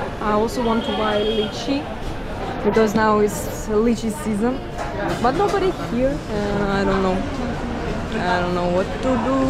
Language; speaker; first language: English; non-native, learner; Russian